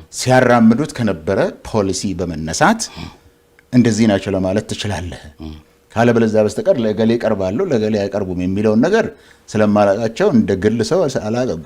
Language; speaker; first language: Amharic; non-native, local second language; Oromo